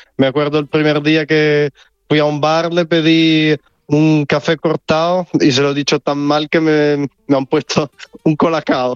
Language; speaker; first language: Spanish; non-native, fluent; Italian